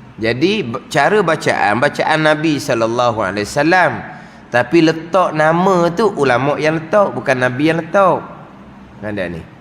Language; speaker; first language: Malay; native; Malay